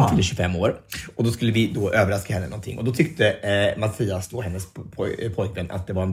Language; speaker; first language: Swedish; native; Swedish